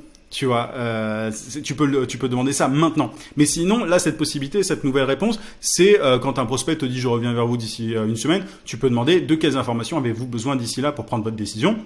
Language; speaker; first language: French; native; French